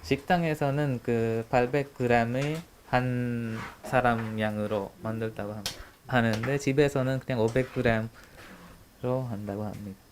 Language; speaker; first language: Korean; non-native, learner; Hungarian